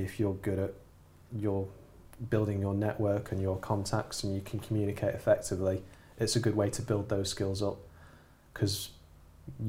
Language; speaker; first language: English; native; English